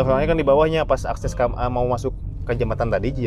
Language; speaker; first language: Indonesian; native; Indonesian